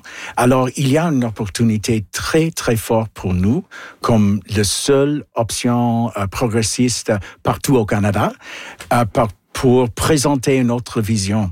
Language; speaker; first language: French; non-native, local second language; English